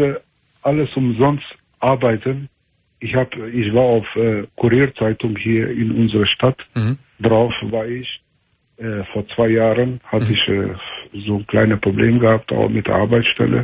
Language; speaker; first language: German; early bilingual, other home language; Albanian